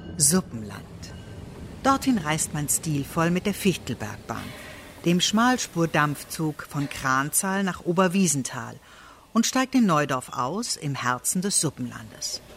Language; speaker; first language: German; native; German